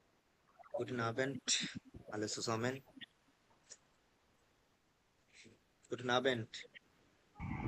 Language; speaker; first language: German; non-native, fluent; Bangla